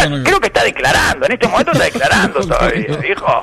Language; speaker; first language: Spanish; native; Spanish